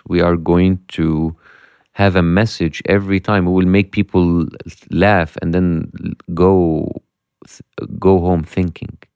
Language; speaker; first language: English; non-native, fluent; Arabic